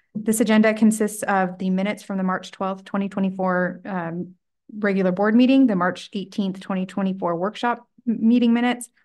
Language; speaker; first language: English; native; English